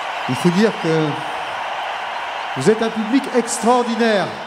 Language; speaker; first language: French; native; French